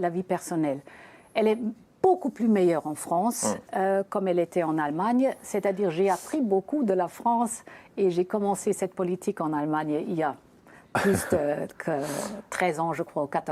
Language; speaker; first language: French; non-native, fluent; German